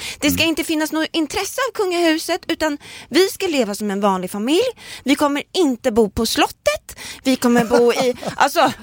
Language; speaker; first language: Swedish; native; Swedish